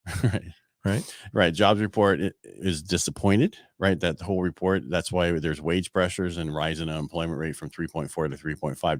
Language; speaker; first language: English; native; English